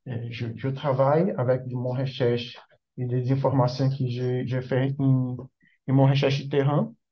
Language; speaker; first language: French; non-native, learner; Portuguese